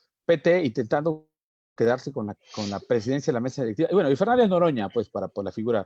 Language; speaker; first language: Spanish; native; Spanish